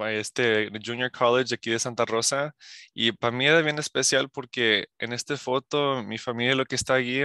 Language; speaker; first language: Spanish; early bilingual, other home language; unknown